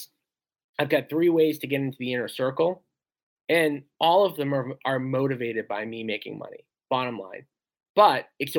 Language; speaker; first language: English; native; English